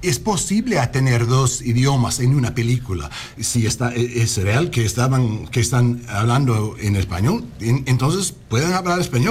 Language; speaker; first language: Spanish; non-native, learner; English